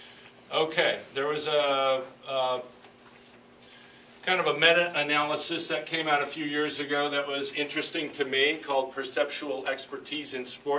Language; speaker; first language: English; native; English